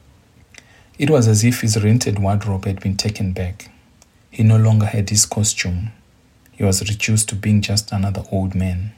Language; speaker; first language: English; non-native, local second language; Shona